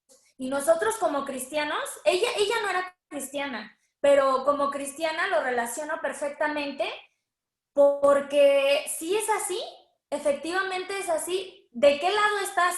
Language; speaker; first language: Spanish; native; Spanish